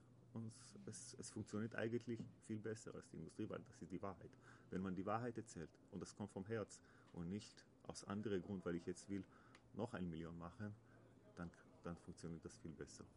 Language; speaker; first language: German; non-native, learner; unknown